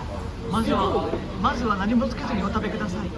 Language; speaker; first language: Japanese; native; Japanese